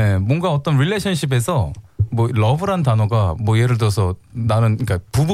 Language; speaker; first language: Korean; native; Korean